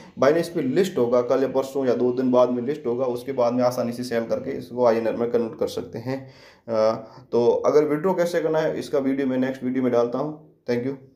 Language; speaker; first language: Hindi; native; Hindi